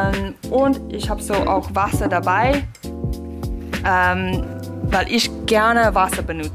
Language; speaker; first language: German; non-native, fluent; English